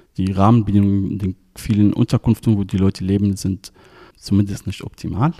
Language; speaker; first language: German; non-native, fluent; Arabic